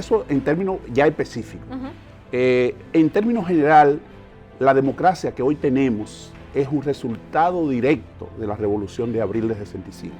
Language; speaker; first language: Spanish; native; Spanish